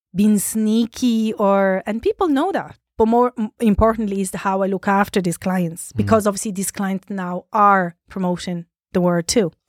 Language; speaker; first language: English; non-native, fluent; Italian